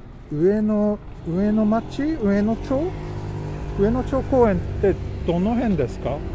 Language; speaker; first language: Japanese; non-native, fluent; Swedish